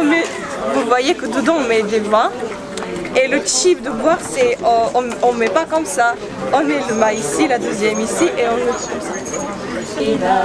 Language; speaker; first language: French; non-native, learner; Georgian